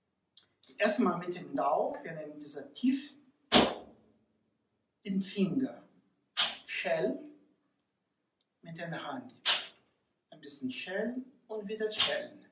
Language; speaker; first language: German; non-native, learner; Portuguese